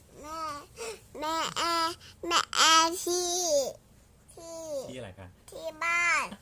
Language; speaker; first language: Thai; native; Thai